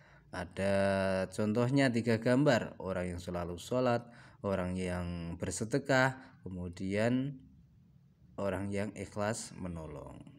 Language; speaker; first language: Indonesian; native; Indonesian